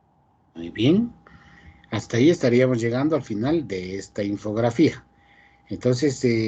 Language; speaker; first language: Spanish; native; Spanish